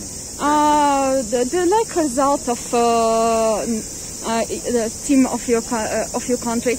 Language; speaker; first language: English; non-native, learner; Russian